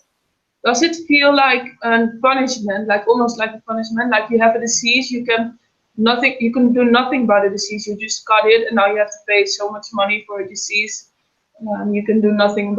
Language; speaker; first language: English; non-native, fluent; Dutch